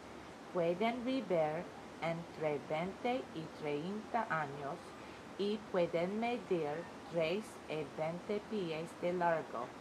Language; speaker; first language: Spanish; non-native, learner; English